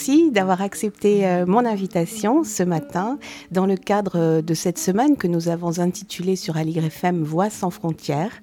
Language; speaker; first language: French; native; French